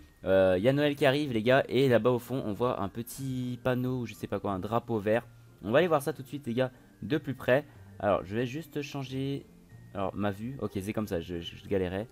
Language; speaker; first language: French; native; French